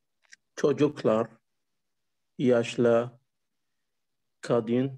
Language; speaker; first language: Turkish; non-native, learner; Arabic